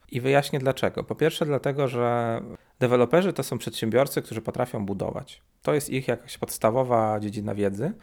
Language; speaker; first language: Polish; native; Polish